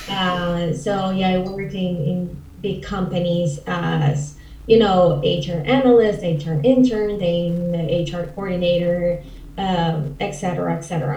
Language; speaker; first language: English; non-native, fluent; Spanish